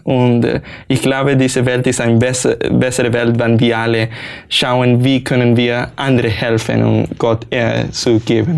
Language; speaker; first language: German; non-native, learner; Spanish